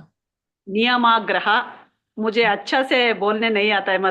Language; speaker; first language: Hindi; non-native, local second language; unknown